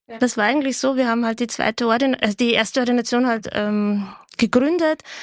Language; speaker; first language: German; native; German